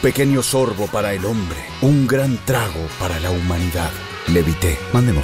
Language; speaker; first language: Spanish; native; Spanish